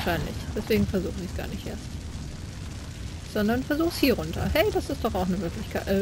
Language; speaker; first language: German; native; German